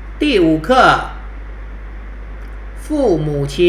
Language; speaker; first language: Chinese; non-native, fluent; Thai